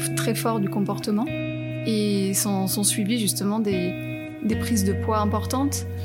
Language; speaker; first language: French; native; French